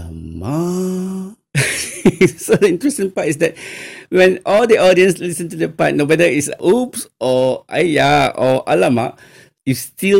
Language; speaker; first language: English; non-native, local second language; Chinese